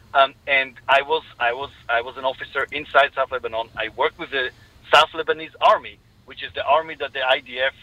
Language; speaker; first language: English; non-native, fluent; Hebrew